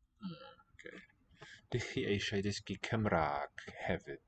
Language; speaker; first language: Welsh; non-native, learner; English